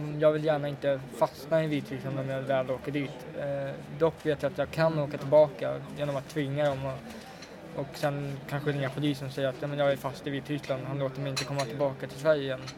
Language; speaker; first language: Swedish; early bilingual, other home language; Russian